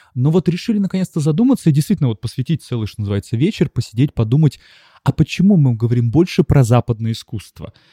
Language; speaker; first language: Russian; native; Russian